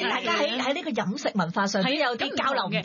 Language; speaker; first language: Cantonese; native; Cantonese